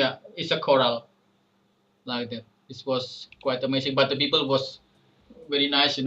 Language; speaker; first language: English; non-native, fluent; Indonesian